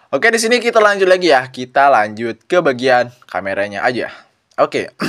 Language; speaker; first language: Indonesian; non-native, local second language; Sundanese